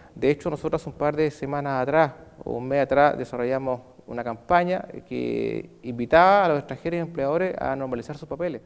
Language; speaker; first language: Spanish; native; Spanish